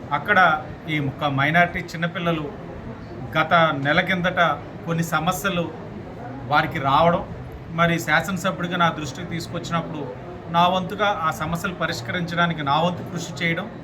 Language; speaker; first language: Telugu; native; Telugu